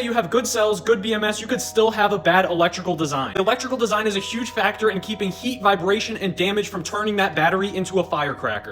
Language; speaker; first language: English; native; English